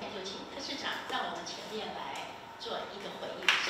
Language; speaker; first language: Chinese; native; Chinese